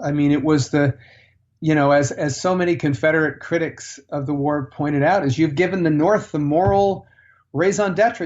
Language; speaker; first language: English; native; English